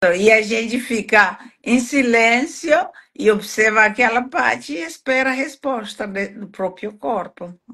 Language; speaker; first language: Portuguese; non-native, fluent; Swahili